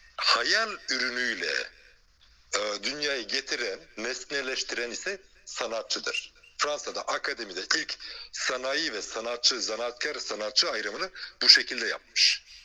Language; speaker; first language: Turkish; early bilingual, heritage; Turkish